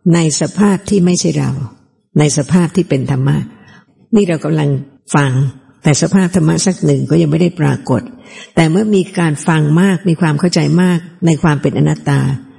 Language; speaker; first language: Thai; native; Thai